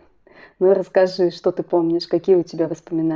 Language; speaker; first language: Russian; native; Russian